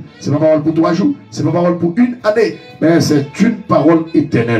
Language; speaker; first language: French; non-native, local second language; Haitian Creole